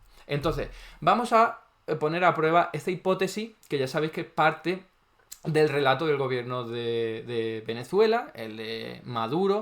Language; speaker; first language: Spanish; native; Spanish